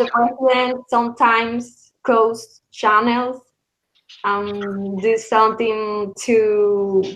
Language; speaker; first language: English; non-native, learner; Spanish